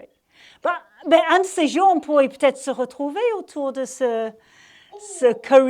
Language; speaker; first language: French; native; French